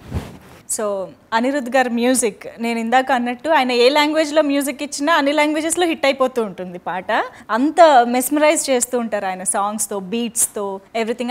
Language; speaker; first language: Telugu; native; Telugu